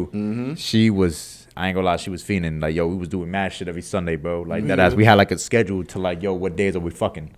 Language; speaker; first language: English; native; English